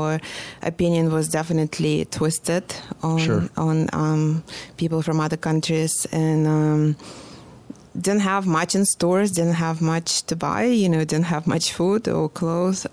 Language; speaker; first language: English; non-native, fluent; Russian